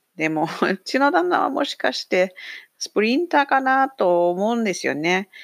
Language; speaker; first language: Japanese; non-native, fluent; English